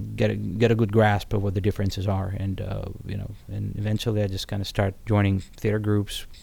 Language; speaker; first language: English; non-native, fluent; Ukrainian